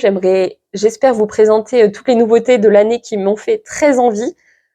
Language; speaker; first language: French; native; French